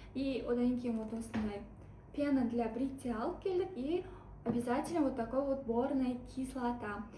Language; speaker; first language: Russian; non-native, local second language; Kazakh